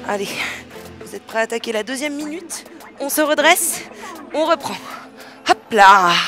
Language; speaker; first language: French; native; French